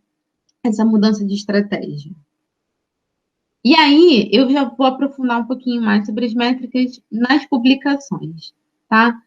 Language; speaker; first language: Portuguese; native; Portuguese